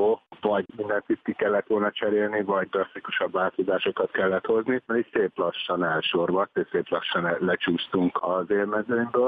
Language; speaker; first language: Hungarian; native; Hungarian